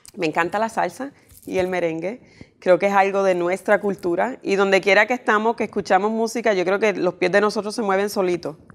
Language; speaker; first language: Spanish; early bilingual, heritage; Spanish